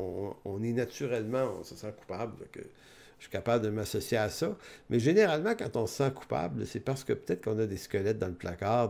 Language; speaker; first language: French; native; French